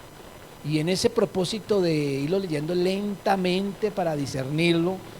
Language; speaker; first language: Spanish; native; Spanish